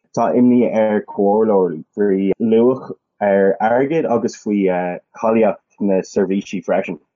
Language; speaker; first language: Irish; non-native, local second language; English